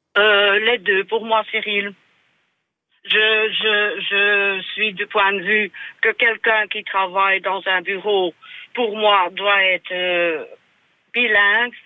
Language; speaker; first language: French; non-native, local second language; Dutch